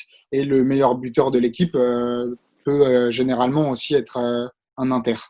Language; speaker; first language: French; native; French